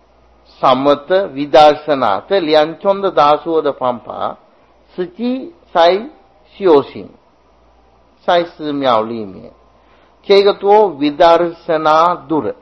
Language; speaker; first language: Chinese; non-native, fluent; Sinhala